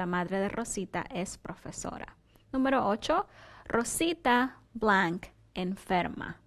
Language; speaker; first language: Spanish; non-native, fluent; English